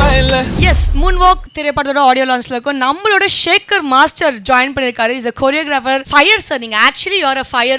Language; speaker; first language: Tamil; native; Tamil